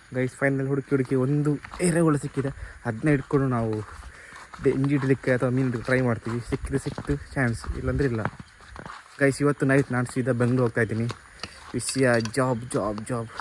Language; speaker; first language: Kannada; non-native, local second language; Tulu